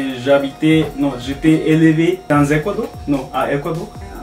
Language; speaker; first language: French; non-native, learner; Japanese